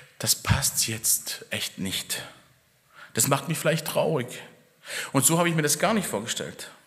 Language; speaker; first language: German; early bilingual, other home language; Italian